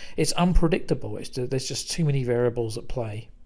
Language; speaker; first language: English; native; English